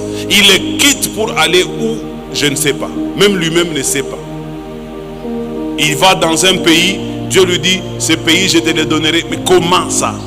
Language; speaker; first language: French; non-native, local second language; Swahili